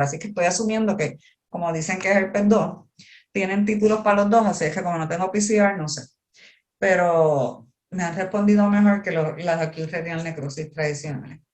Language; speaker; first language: Spanish; native; Spanish